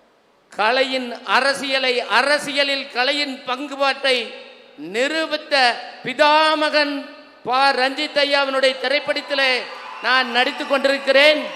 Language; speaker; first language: Tamil; native; Tamil